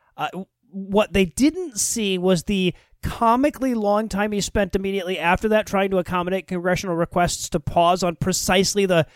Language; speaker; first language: English; native; English